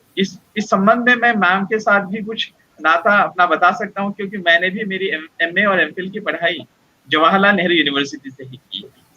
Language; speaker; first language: Hindi; non-native, local second language; Marathi